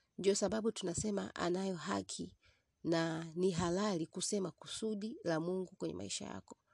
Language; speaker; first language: Swahili; native; Swahili